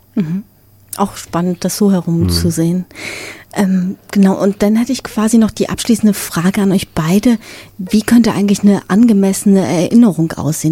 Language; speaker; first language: German; native; German